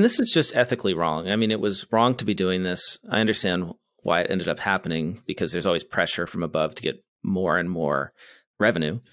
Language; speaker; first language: English; native; English